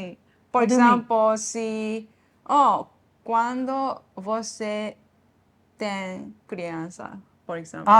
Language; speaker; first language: Portuguese; non-native, learner; Japanese